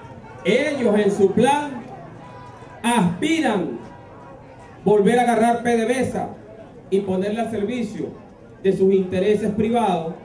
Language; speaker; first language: Spanish; native; Spanish